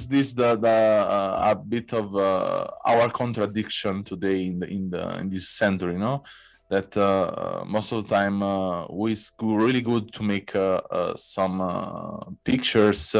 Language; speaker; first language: English; non-native, learner; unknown